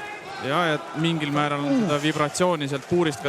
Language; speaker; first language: Estonian; native; Estonian